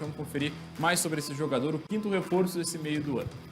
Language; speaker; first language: Portuguese; native; Portuguese